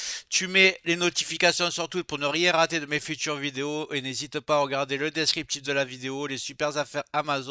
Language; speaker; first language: French; native; French